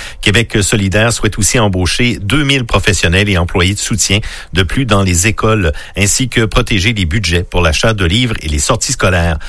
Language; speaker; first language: French; native; French